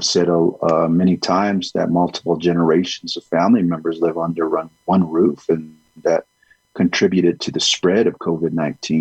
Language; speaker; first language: English; early bilingual, other home language; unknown